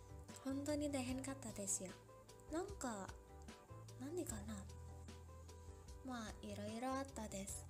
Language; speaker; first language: Japanese; non-native, learner; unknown